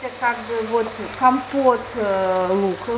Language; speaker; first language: Russian; native; Russian